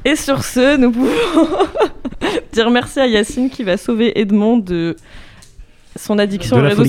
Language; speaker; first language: French; native; French